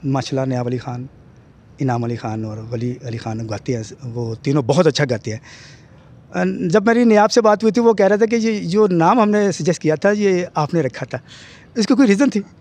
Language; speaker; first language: Urdu; non-native, local second language; Punjabi